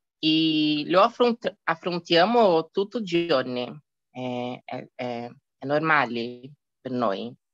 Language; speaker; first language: Italian; non-native, learner; Portuguese